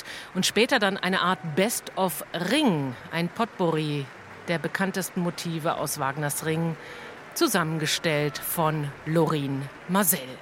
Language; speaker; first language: German; native; German